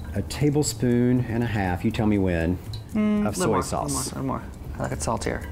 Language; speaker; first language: English; native; English